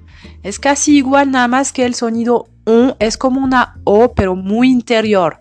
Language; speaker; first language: Spanish; non-native, fluent; French